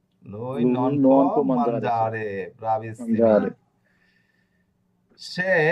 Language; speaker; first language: Italian; non-native, learner; Bangla